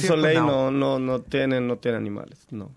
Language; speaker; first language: Portuguese; non-native, learner; Spanish